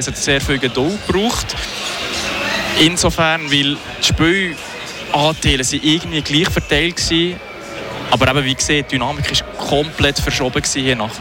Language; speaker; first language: German; native; German